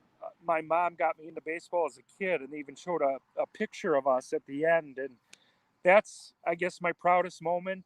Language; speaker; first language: English; native; English